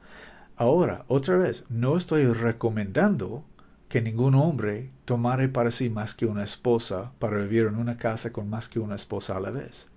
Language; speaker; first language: Spanish; non-native, learner; English